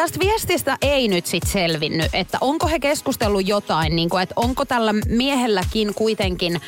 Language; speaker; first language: Finnish; native; Finnish